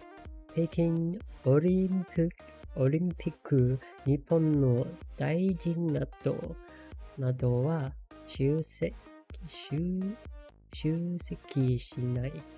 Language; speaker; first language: Japanese; non-native, learner; English